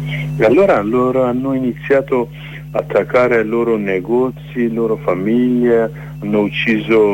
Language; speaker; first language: Italian; non-native, learner; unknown